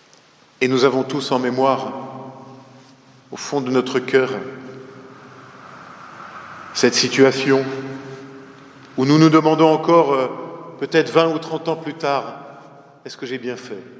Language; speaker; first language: French; native; French